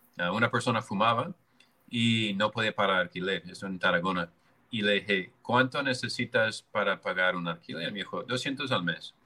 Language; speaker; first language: Spanish; non-native, fluent; English